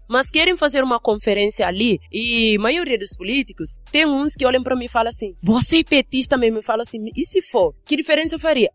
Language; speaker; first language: Portuguese; non-native, fluent; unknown